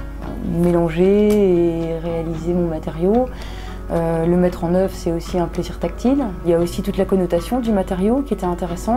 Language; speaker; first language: French; native; French